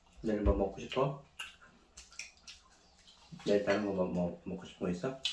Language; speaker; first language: Vietnamese; non-native, learner; Korean